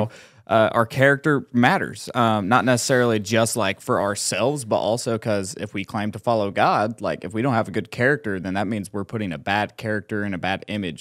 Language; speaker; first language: English; native; English